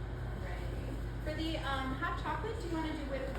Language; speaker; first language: English; native; English